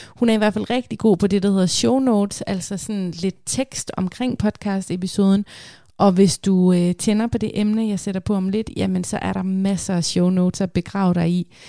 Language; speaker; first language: Danish; native; Danish